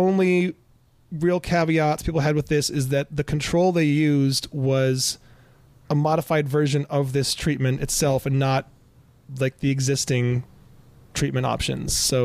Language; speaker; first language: English; native; English